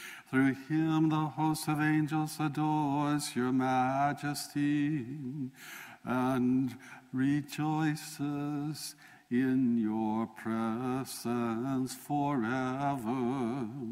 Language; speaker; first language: English; native; English